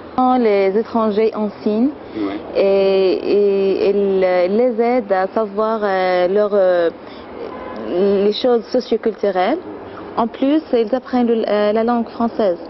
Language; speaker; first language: French; non-native, fluent; Arabic